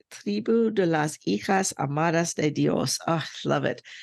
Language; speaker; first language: Spanish; non-native, learner; English